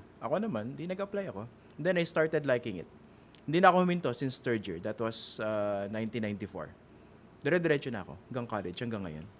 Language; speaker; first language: Filipino; native; Filipino